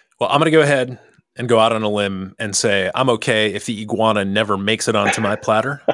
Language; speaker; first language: English; native; English